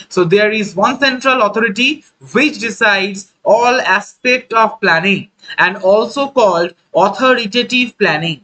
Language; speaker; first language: English; non-native, local second language; Bangla